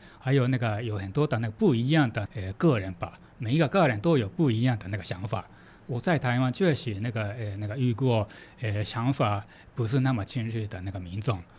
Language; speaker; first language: Chinese; non-native, fluent; Japanese